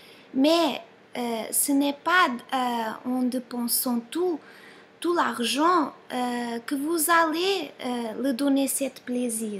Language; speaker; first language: French; non-native, fluent; Portuguese